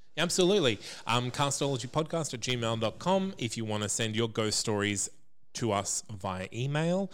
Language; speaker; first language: English; native; English